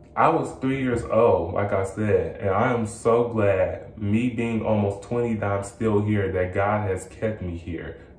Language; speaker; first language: English; native; English